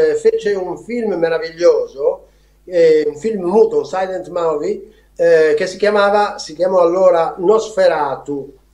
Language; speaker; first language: Italian; native; Italian